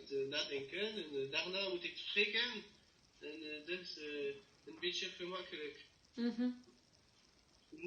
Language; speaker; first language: Dutch; non-native, learner; French